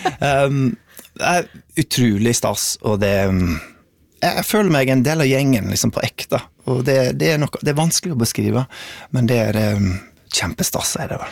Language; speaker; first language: Norwegian; non-native, fluent; English